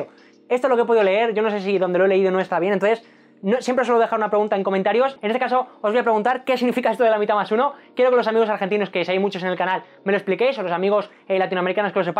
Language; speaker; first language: Spanish; native; Spanish